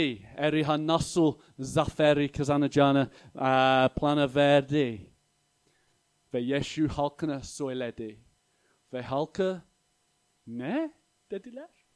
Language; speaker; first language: Turkish; non-native, fluent; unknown